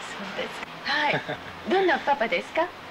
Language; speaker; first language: Japanese; native; Japanese